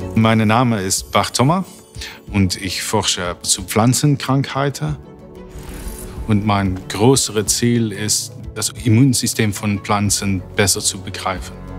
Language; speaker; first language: German; non-native, fluent; Dutch